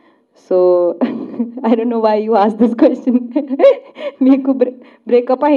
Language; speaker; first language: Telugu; non-native, learner; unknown